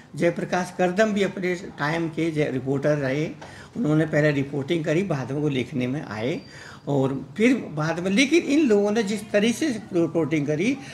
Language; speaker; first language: Hindi; native; Hindi